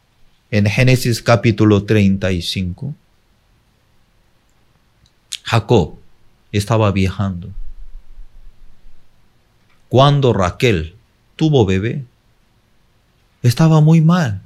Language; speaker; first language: Spanish; non-native, fluent; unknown